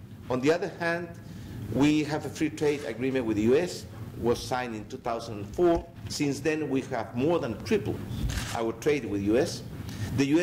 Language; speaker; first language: English; non-native, fluent; Spanish